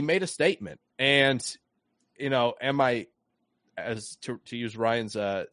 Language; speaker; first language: English; native; English